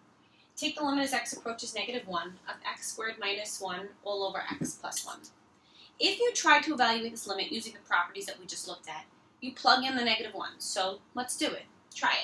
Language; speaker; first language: English; native; English